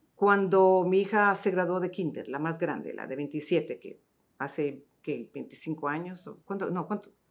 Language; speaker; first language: Spanish; native; Spanish